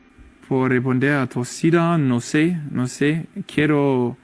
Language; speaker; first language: Portuguese; non-native, learner; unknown